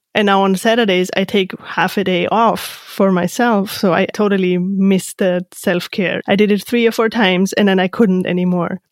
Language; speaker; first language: English; non-native, fluent; German